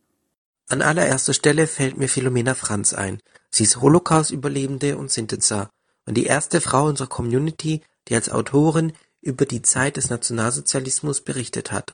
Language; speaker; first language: German; native; German